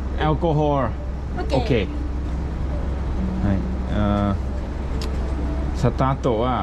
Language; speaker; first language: Japanese; non-native, learner; Thai